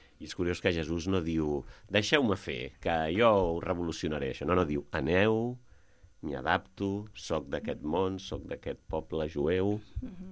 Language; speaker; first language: Catalan; native; Catalan